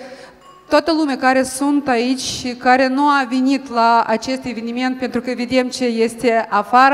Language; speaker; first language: Romanian; non-native, fluent; Russian